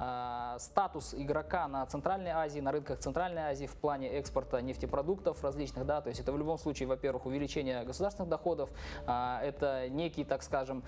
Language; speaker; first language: Russian; native; Russian